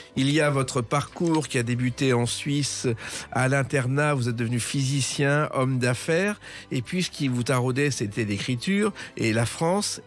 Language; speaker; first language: French; native; French